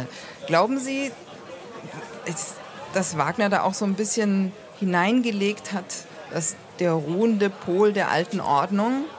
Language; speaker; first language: German; native; German